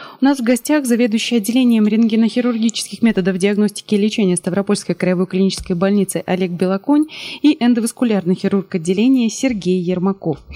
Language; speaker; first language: Russian; native; Russian